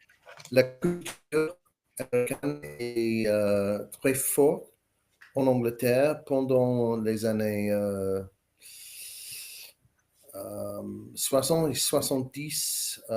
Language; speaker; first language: French; non-native, learner; English